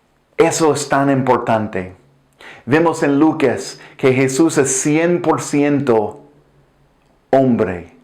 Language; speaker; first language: Spanish; non-native, fluent; English